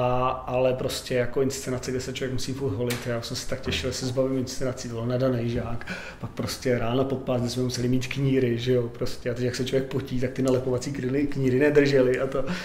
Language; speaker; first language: Czech; native; Czech